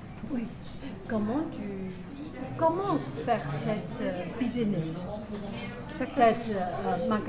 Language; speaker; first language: French; non-native, learner; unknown